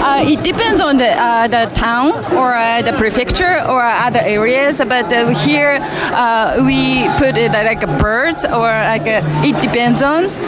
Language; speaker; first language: English; non-native, learner; Japanese